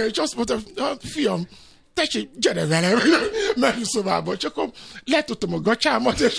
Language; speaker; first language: Hungarian; non-native, learner; Yoruba